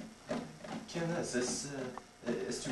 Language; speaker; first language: Spanish; non-native, learner; English